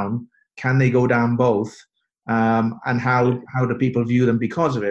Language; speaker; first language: English; native; English